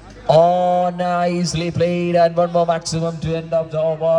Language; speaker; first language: English; non-native, local second language; Malayalam